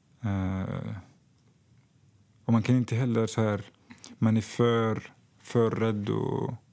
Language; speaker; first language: Swedish; non-native, fluent; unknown